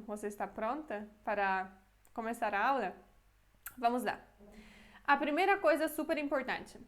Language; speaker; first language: Portuguese; non-native, fluent; Polish